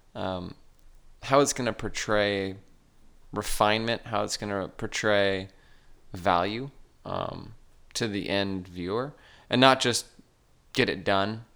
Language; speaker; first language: English; native; English